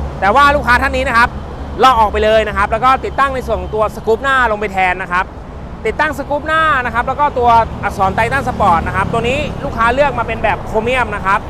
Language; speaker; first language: Thai; native; Thai